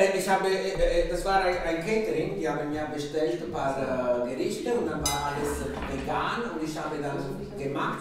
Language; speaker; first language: German; non-native, fluent; Italian